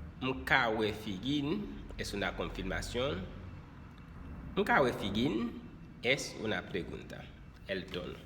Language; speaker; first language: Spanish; non-native, fluent; Haitian Creole